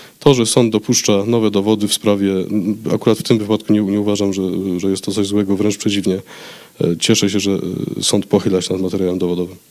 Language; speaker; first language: Polish; native; Polish